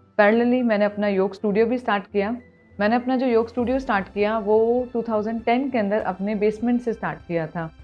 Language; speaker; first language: Hindi; native; Hindi